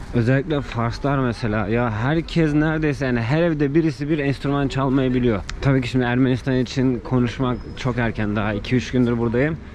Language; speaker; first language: Turkish; native; Turkish